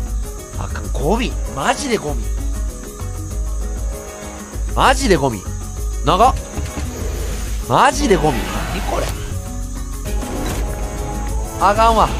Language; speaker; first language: Japanese; native; Japanese